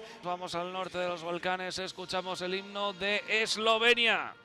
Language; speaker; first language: Spanish; native; Spanish